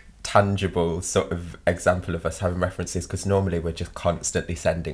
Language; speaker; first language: English; native; English